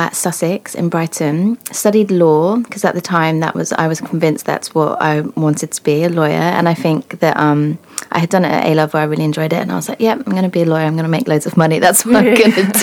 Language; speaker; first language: English; native; English